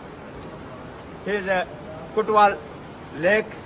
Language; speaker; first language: English; non-native, learner; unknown